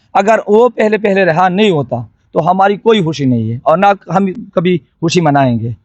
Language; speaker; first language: Urdu; non-native, local second language; Pashto